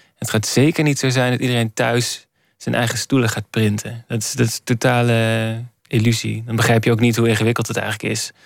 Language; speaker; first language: Dutch; native; Dutch